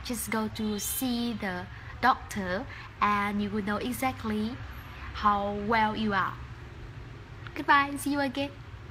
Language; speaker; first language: English; non-native, fluent; Vietnamese